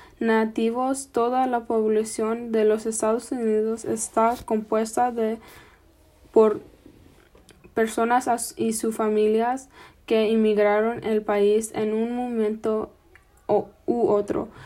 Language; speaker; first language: Spanish; non-native, fluent; English